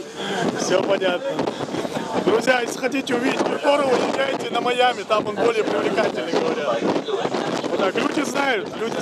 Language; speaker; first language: Russian; native; Russian